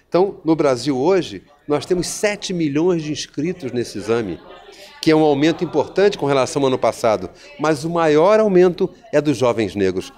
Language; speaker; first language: Portuguese; native; Portuguese